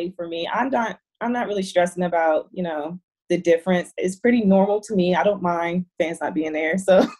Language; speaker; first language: English; native; English